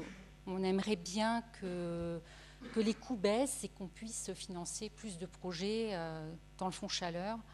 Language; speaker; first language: French; native; French